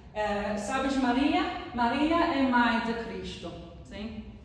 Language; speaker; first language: Portuguese; non-native, learner; English